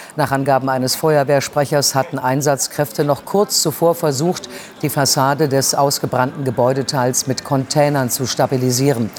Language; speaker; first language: German; native; German